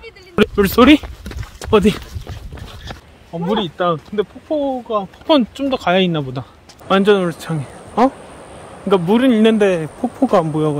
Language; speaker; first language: Korean; native; Korean